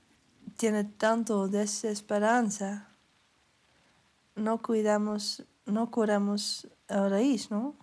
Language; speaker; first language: Spanish; non-native, learner; Dutch